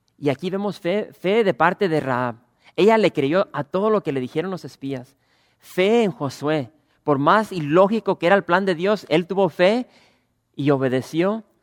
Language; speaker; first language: Spanish; early bilingual, other home language; English